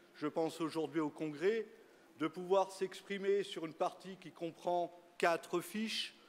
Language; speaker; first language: French; native; French